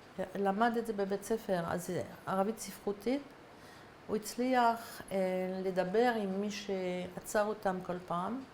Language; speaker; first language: Hebrew; non-native, fluent; French